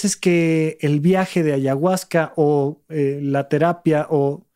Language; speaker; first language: Spanish; native; Spanish